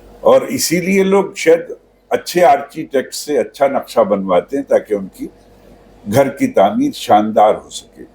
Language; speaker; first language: Urdu; native; Urdu